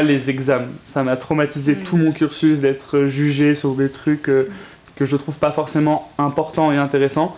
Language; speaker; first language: French; native; French